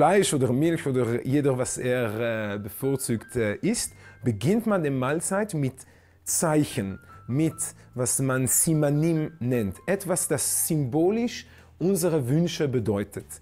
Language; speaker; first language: German; non-native, fluent; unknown